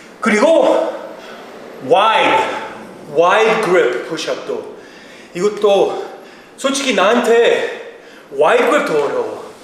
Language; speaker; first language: Korean; early bilingual, heritage; Korean